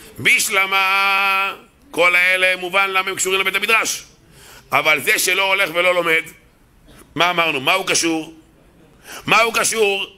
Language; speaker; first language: Hebrew; native; Hebrew